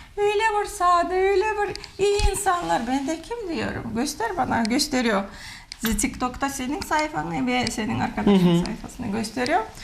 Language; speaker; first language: Turkish; non-native, fluent; Turkmen